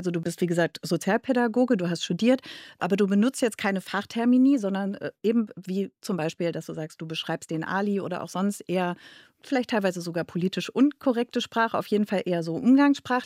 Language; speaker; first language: German; native; German